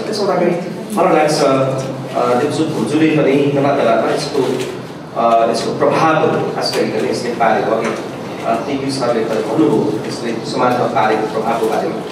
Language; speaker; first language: Nepali; non-native, local second language; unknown